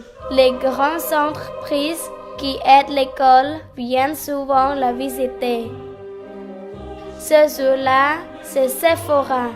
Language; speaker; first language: French; non-native, learner; Khmer